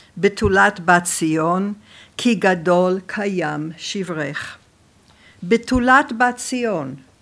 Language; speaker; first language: Hebrew; non-native, fluent; English